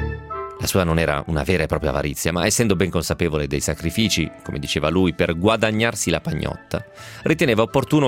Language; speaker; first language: Italian; native; Italian